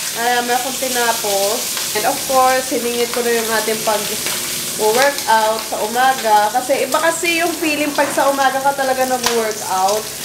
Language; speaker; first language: Filipino; native; Filipino